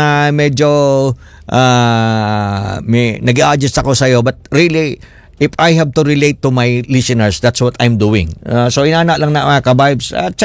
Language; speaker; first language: Filipino; non-native, local second language; Cebuano